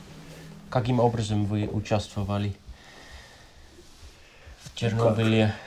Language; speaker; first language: Russian; non-native, fluent; Dutch